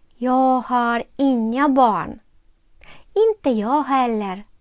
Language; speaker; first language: Swedish; non-native, fluent; Ukrainian